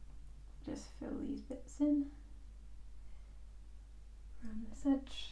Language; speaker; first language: English; native; English